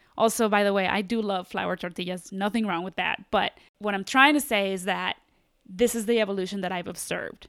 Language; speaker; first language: English; early bilingual, other home language; Spanish